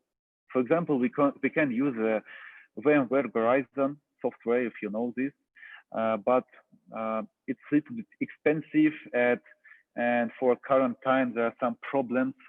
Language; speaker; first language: English; non-native, fluent; Russian